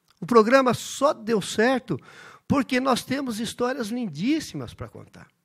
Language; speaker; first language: Portuguese; early bilingual, other home language; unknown